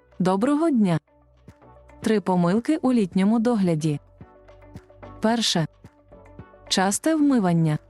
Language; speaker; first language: Ukrainian; native; Ukrainian